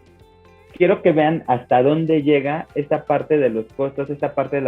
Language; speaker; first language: Spanish; native; Spanish